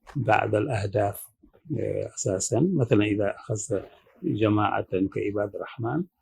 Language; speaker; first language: Arabic; non-native, fluent; Wolof